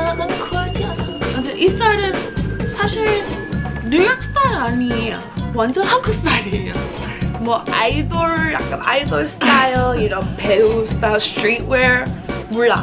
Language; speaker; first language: Korean; non-native, fluent; English